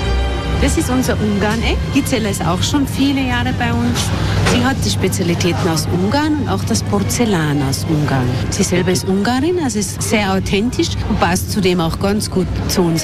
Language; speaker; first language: German; native; German